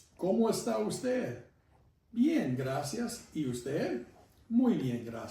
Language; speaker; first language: Spanish; non-native, fluent; English